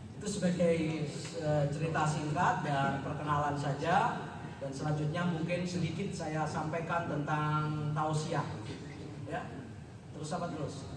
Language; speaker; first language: Indonesian; non-native, local second language; Javanese